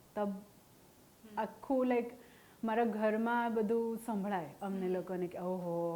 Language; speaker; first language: Gujarati; non-native, local second language; Hindi